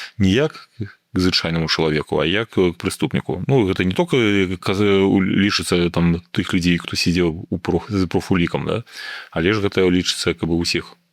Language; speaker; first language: Belarusian; non-native, local second language; Russian